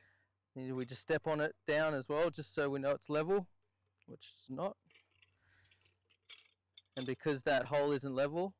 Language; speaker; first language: English; native; English